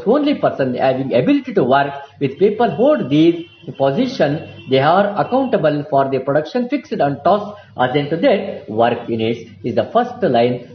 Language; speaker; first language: English; non-native, local second language; Kannada